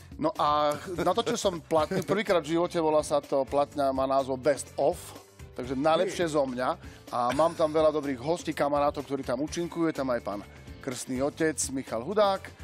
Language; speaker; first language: Slovak; native; Slovak